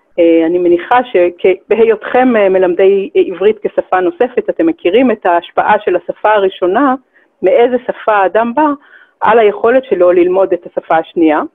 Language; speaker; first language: Hebrew; native; Hebrew